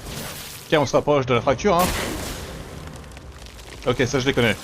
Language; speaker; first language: French; native; French